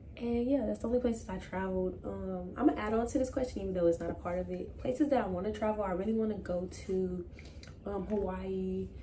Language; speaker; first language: English; native; English